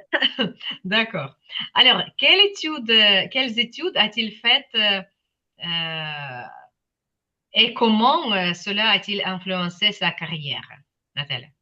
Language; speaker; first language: French; non-native, fluent; Ukrainian